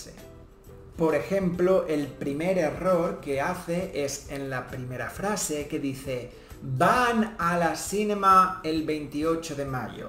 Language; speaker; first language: Spanish; native; Spanish